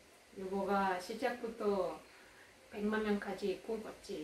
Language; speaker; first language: Korean; non-native, learner; Russian